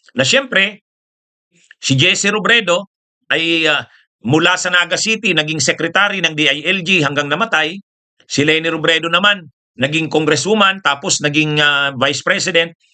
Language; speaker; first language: Filipino; non-native, local second language; Bikol